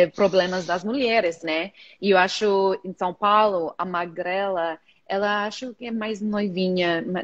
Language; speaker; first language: Portuguese; non-native, fluent; English